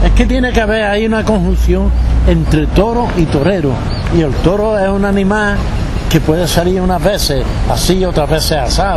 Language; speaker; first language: Spanish; native; Spanish